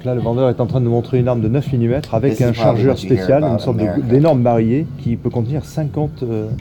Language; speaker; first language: French; native; French